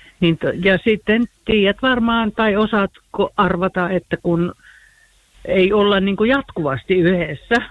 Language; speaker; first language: Finnish; native; Finnish